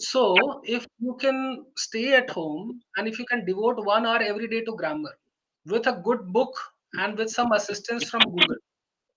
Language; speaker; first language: English; non-native, local second language; Hindi